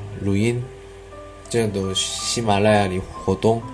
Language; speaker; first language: Chinese; non-native, learner; Korean